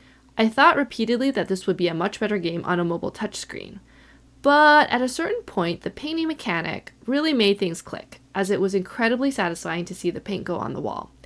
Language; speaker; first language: English; native; English